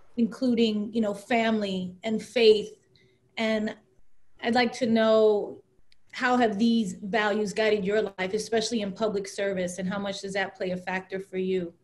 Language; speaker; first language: English; early bilingual, other home language; Spanish